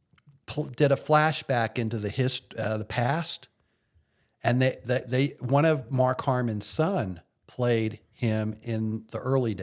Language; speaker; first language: English; native; English